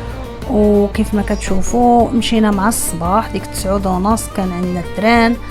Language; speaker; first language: Arabic; native; Arabic